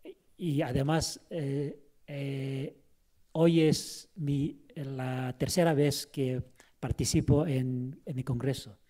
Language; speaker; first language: Spanish; non-native, fluent; Chinese